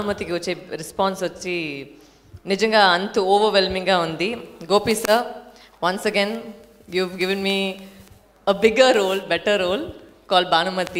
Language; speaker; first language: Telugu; non-native, fluent; Tamil